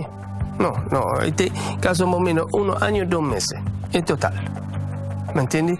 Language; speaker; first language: Spanish; non-native, learner; Arabic